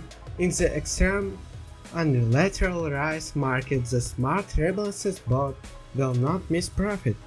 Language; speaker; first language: English; non-native, learner; Russian